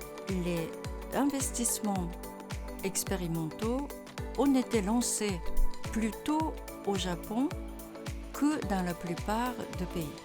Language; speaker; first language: French; non-native, fluent; Japanese